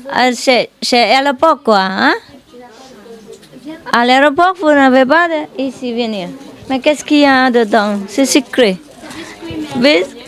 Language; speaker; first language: French; non-native, learner; Vietnamese